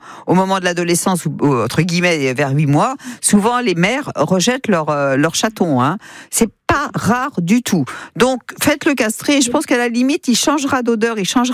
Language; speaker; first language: French; native; French